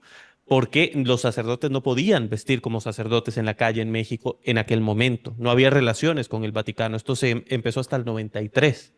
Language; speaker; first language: Spanish; native; Spanish